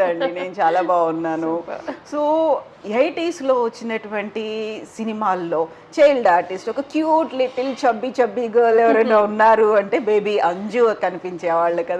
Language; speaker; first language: Telugu; native; Telugu